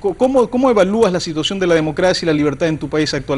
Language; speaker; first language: Spanish; native; Spanish